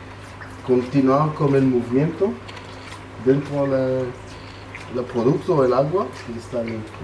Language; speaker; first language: Spanish; non-native, learner; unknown